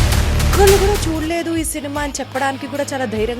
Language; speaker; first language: Telugu; native; Telugu